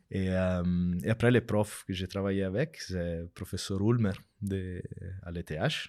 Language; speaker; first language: French; non-native, fluent; Italian